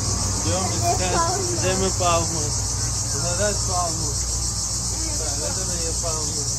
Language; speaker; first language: Czech; non-native, fluent; Russian